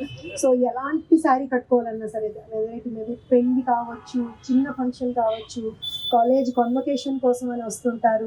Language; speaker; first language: Telugu; native; Telugu